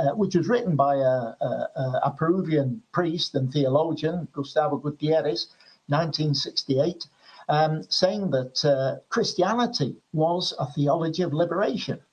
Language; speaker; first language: English; native; English